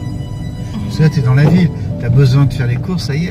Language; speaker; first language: French; native; French